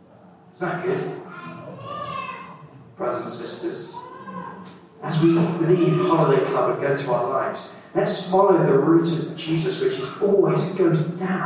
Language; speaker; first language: English; native; English